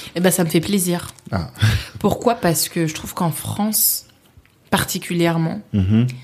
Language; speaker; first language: French; native; French